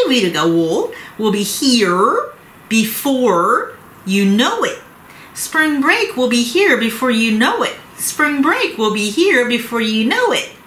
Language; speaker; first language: English; non-native, fluent; Japanese